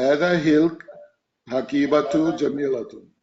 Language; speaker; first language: Arabic; non-native, learner; English